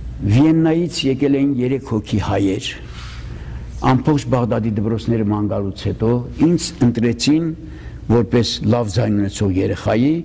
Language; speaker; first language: Armenian; early bilingual, heritage; Armenian